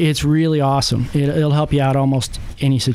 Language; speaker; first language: English; native; English